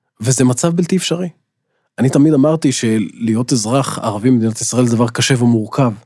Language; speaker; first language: Hebrew; non-native, local second language; Arabic